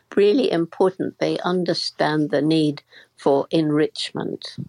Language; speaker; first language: English; native; English